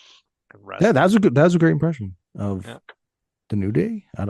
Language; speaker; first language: English; native; English